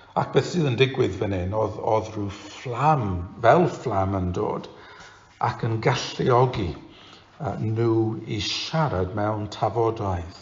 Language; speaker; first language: Welsh; non-native, local second language; English